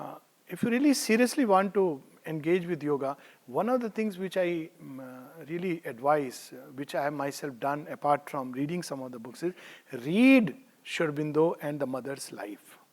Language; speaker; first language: English; non-native, local second language; Hindi